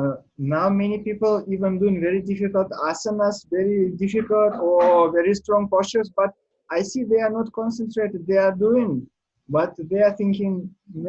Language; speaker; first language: English; non-native, learner; Russian